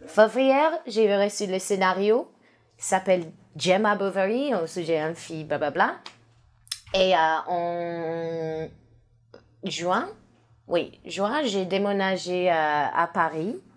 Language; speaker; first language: French; non-native, learner; English